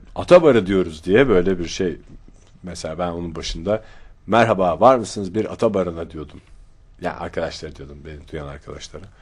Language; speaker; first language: Turkish; native; Turkish